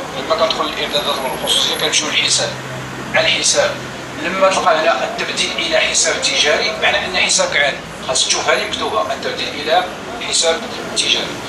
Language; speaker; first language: Arabic; native; Arabic